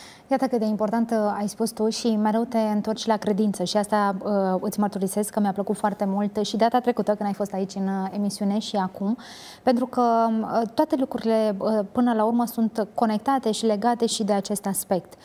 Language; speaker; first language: Romanian; native; Romanian